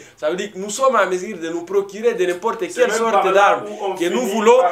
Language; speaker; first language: French; non-native, local second language; Swahili